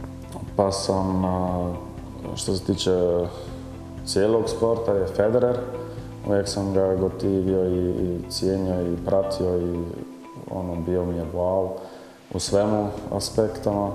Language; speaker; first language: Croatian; early bilingual, heritage; Croatian